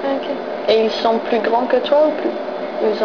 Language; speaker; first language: French; native; French